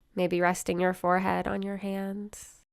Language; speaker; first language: English; native; English